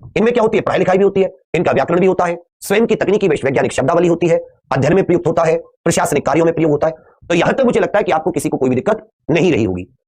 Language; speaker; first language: Hindi; native; Hindi